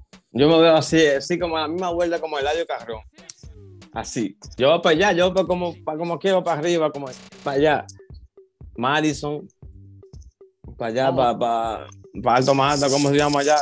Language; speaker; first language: Spanish; early bilingual, heritage; Spanish